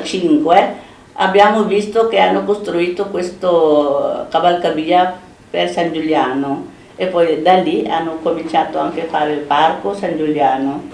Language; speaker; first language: Italian; non-native, fluent; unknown